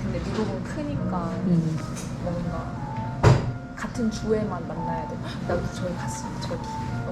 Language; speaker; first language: Korean; early bilingual, heritage; Korean